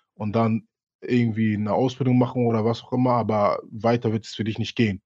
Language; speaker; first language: German; early bilingual, other home language; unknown